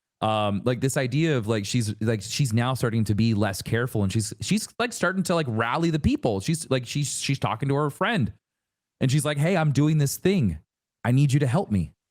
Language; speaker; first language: English; native; English